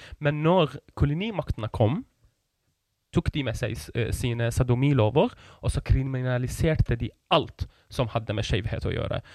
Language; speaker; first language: Norwegian; non-native, fluent; Kurdish